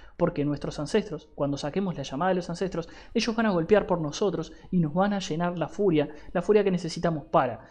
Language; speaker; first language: Spanish; native; Spanish